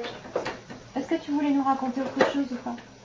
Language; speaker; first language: French; native; French